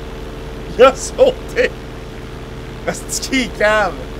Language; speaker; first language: French; native; French